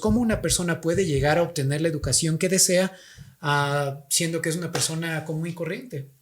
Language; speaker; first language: Spanish; native; Spanish